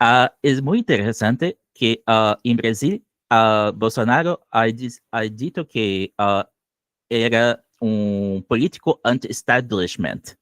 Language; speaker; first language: Spanish; non-native, learner; Portuguese